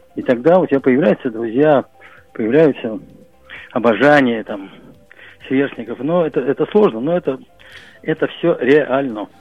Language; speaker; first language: Russian; native; Russian